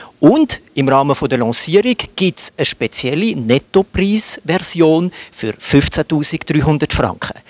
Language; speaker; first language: German; native; German